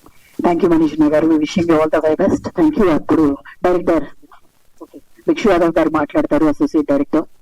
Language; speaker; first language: Telugu; native; Telugu